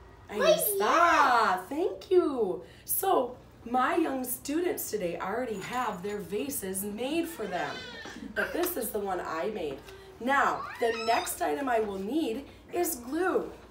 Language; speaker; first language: English; native; English